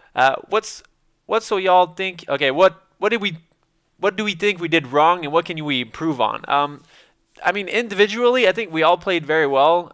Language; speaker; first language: English; native; English